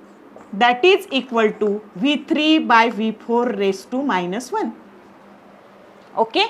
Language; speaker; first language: English; non-native, local second language; Marathi